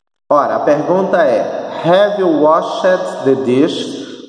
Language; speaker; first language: English; non-native, fluent; Portuguese